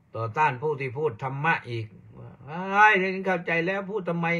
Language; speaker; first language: Thai; native; Thai